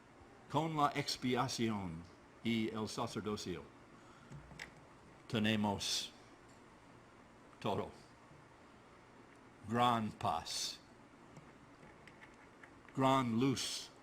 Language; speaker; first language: Spanish; non-native, learner; English